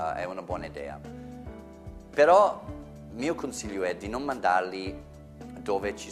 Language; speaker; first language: Italian; non-native, fluent; English